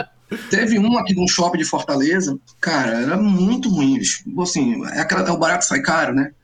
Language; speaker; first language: Portuguese; native; Portuguese